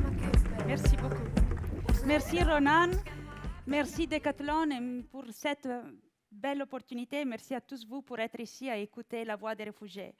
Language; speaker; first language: French; non-native, fluent; Italian